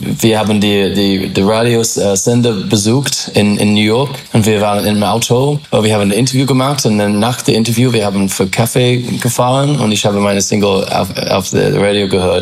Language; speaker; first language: German; non-native, learner; English